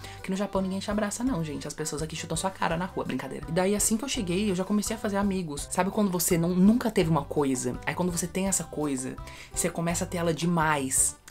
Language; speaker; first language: Portuguese; early bilingual, heritage; Portuguese